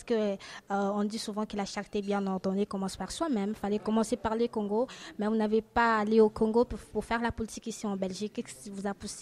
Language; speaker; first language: French; non-native, local second language; Lingala